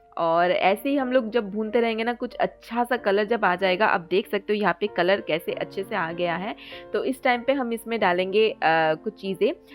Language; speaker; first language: Hindi; non-native, local second language; Bangla